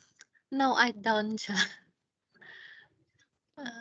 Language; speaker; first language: English; non-native, learner; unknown